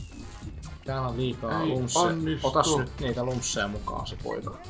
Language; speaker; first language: Finnish; native; Finnish